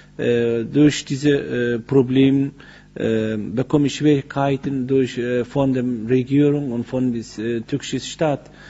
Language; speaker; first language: German; non-native, learner; Kurdish